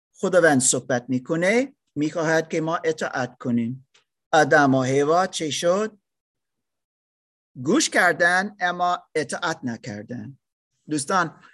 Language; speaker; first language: Persian; non-native, learner; German